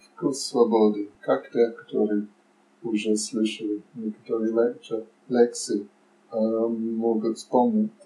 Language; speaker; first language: Russian; non-native, fluent; English